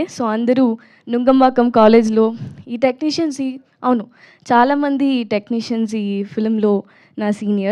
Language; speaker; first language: Telugu; non-native, learner; Tamil